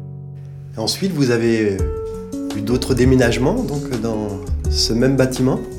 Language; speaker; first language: French; native; French